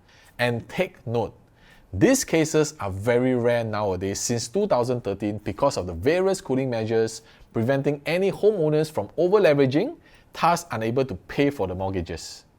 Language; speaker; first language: English; native; English